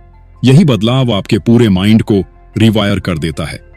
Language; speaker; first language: Hindi; native; Hindi